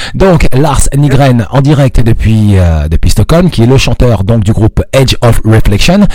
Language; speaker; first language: French; non-native, local second language; Arabic